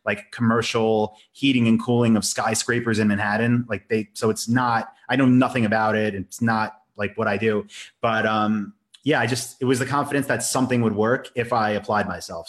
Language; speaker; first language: English; native; English